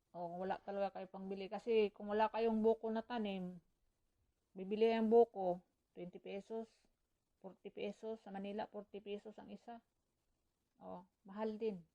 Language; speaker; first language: Filipino; non-native, local second language; Cebuano